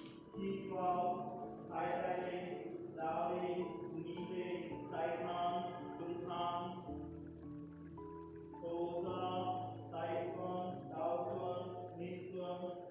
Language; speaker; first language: Vietnamese; non-native, learner; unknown